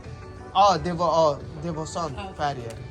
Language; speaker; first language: Swedish; non-native, learner; Somali